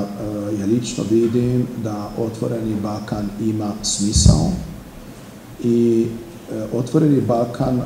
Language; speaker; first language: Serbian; non-native, fluent; Hungarian